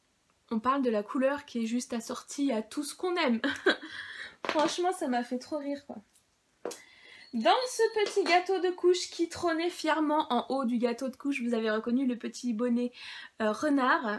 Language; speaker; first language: French; native; French